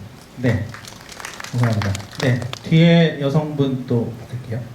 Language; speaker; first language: Korean; native; Korean